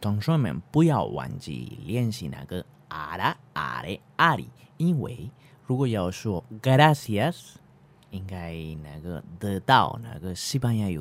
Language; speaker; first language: Chinese; non-native, learner; Spanish